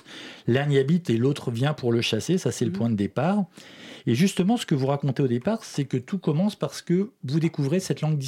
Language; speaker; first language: French; native; French